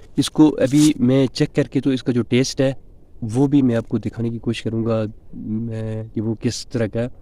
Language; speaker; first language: Urdu; non-native, local second language; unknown